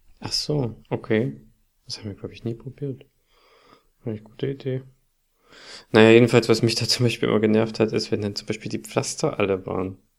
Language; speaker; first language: German; native; German